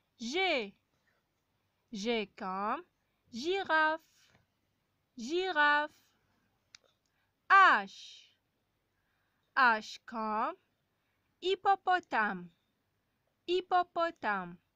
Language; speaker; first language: French; non-native, local second language; Arabic